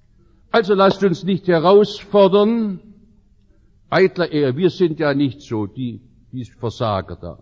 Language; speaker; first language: German; native; German